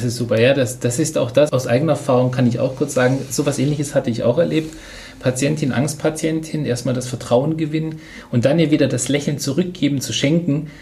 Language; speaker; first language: German; native; German